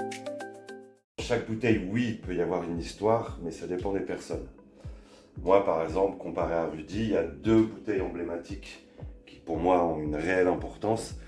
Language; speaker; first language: French; native; French